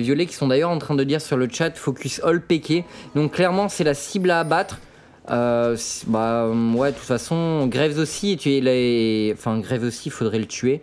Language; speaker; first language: French; native; French